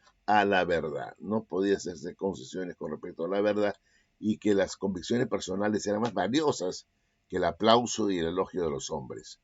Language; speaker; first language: Spanish; native; Spanish